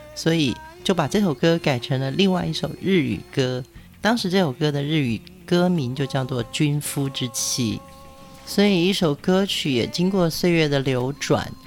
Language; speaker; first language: Chinese; non-native, local second language; Min Nan Chinese